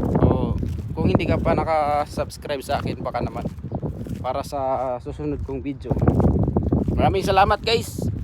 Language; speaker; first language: Filipino; native; Filipino